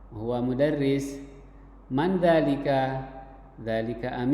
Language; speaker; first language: Arabic; non-native, fluent; Indonesian